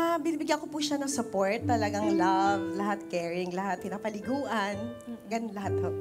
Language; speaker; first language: Filipino; native; Filipino